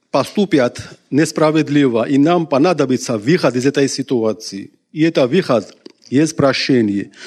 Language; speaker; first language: Russian; non-native, local second language; Georgian